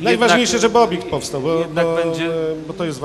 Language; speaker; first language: Polish; native; Polish